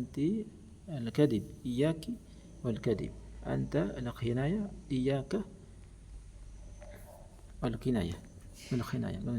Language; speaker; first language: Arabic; non-native, fluent; Filipino